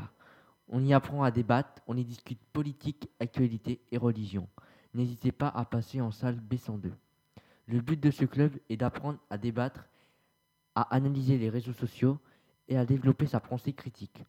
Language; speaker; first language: French; native; French